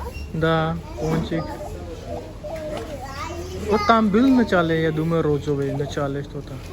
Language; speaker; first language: Russian; non-native, learner; Hindi